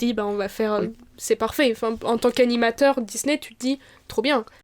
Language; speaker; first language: French; native; French